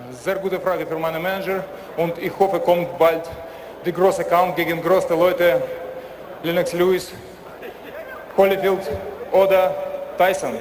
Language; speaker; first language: German; non-native, learner; Russian